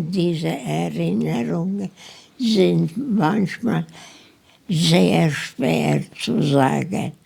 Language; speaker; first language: German; non-native, learner; Polish